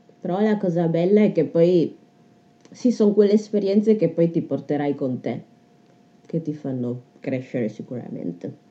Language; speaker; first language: Italian; native; Italian